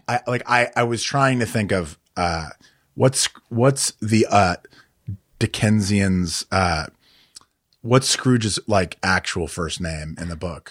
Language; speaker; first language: English; native; English